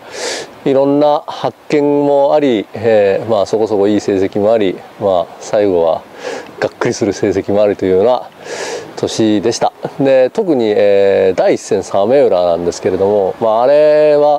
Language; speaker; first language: Japanese; native; Japanese